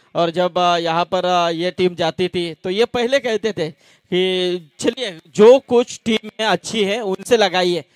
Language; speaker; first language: Hindi; non-native, local second language; Marathi